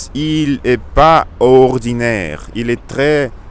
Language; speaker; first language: French; non-native, learner; Russian